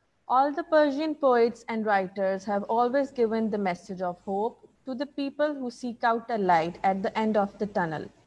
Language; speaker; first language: English; non-native, local second language; Urdu